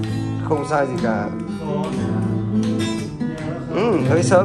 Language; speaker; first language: Vietnamese; native; Vietnamese